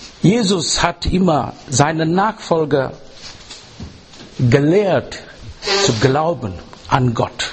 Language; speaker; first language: German; non-native, learner; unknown